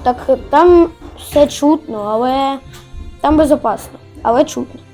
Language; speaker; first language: Ukrainian; non-native, local second language; Russian